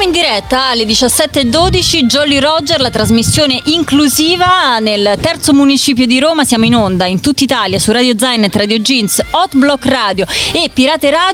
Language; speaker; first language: Italian; native; Italian